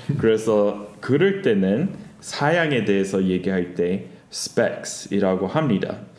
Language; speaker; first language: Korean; non-native, fluent; English